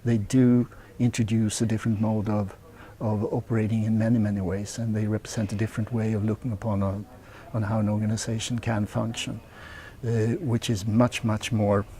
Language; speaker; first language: English; non-native, fluent; Swedish